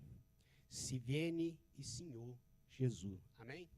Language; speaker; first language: Italian; non-native, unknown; Portuguese